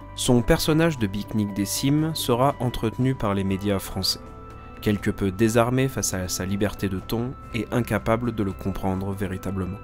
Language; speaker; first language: French; native; French